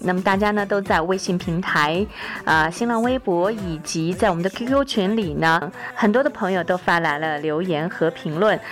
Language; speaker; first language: Chinese; native; Chinese